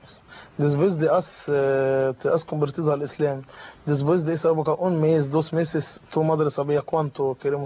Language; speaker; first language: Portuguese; non-native, fluent; Arabic